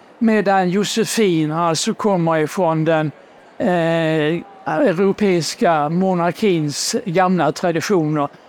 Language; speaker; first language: Swedish; native; Swedish